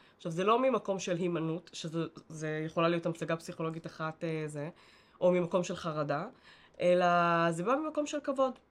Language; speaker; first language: Hebrew; native; Hebrew